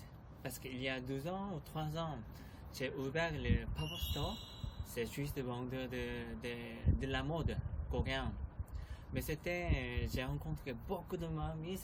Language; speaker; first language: French; non-native, learner; Korean